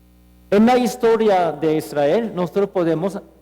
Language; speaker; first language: Spanish; non-native, fluent; Korean